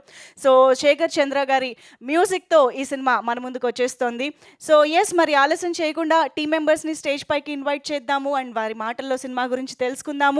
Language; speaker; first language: Telugu; native; Telugu